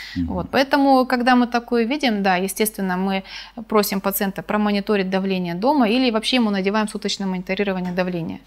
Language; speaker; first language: Russian; native; Russian